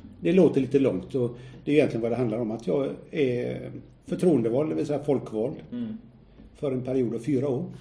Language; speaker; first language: Swedish; native; Swedish